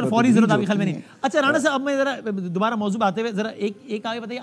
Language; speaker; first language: Urdu; native; Urdu